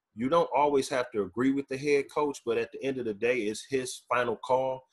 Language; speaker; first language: English; native; English